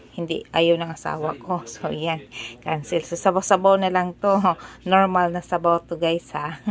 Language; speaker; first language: Filipino; non-native, local second language; Cebuano